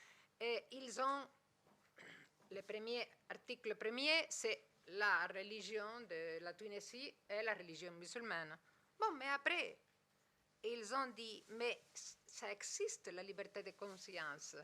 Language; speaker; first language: French; non-native, fluent; Spanish